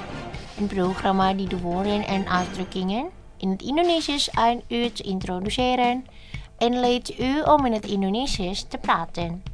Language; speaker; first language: Dutch; non-native, fluent; Indonesian